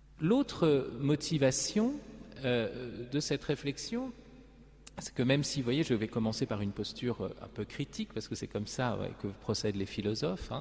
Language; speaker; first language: French; native; French